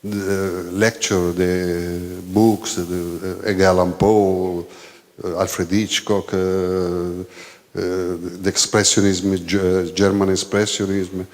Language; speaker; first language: English; non-native, learner; Italian